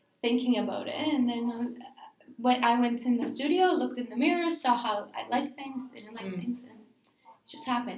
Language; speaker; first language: English; non-native, fluent; Greek